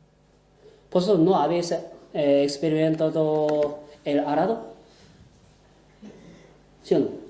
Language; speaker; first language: Spanish; non-native, fluent; Korean